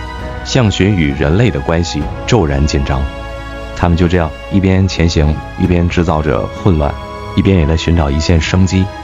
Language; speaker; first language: Chinese; native; Chinese